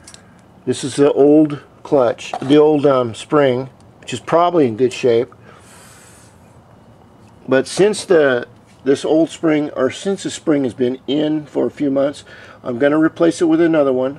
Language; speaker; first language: English; native; English